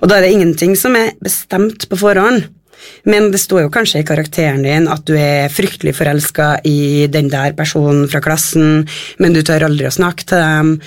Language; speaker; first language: Norwegian; native; Norwegian